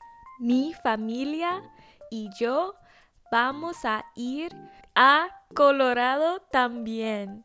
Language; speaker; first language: Spanish; non-native, learner; English